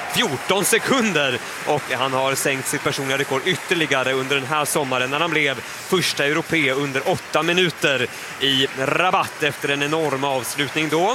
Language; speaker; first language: Swedish; native; Swedish